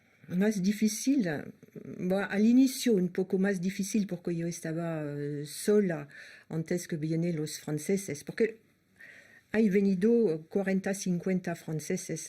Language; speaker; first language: Spanish; non-native, fluent; French